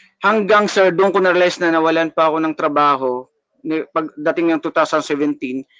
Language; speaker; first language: Filipino; native; Filipino